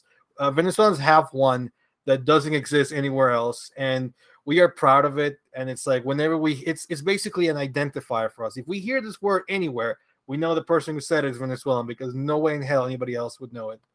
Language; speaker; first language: English; early bilingual, other home language; Spanish